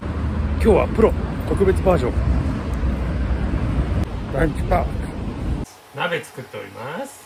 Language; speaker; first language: Japanese; native; Japanese